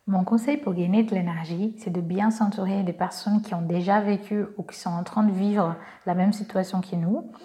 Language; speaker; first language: French; non-native, fluent; Portuguese